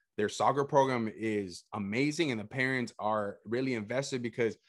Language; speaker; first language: English; early bilingual, other home language; Spanish